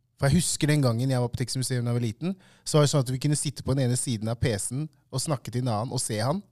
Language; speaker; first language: Norwegian; early bilingual, other home language; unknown